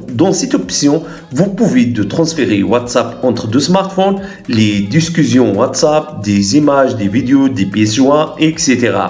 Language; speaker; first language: French; non-native, local second language; Arabic